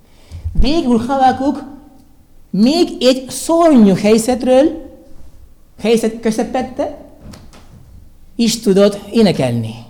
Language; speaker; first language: Hungarian; non-native, learner; Spanish